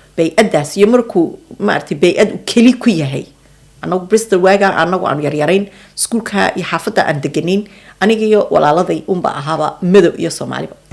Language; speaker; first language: Somali; early bilingual, heritage; Somali